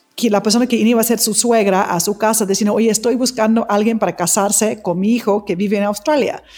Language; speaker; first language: Spanish; non-native, fluent; English